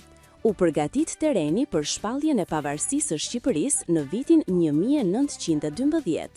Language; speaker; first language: Albanian; native; Albanian